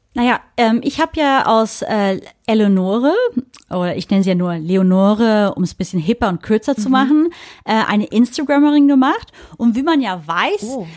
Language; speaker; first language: German; early bilingual, other home language; English